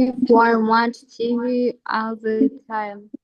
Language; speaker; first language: English; non-native, learner; Kazakh